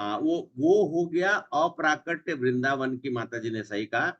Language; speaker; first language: Hindi; native; Hindi